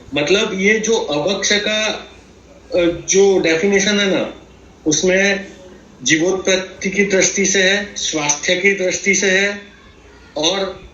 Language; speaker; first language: Hindi; non-native, local second language; Gujarati